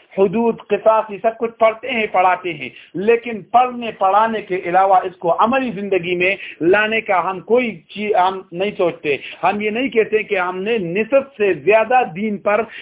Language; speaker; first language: Urdu; non-native, local second language; Pashto